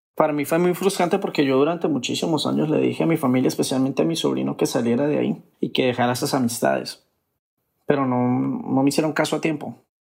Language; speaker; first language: Spanish; native; Spanish